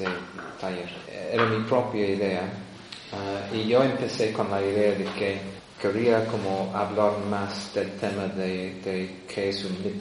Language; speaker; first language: Spanish; non-native, fluent; English